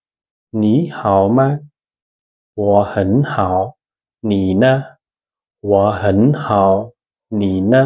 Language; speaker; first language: Chinese; non-native, fluent; Khmer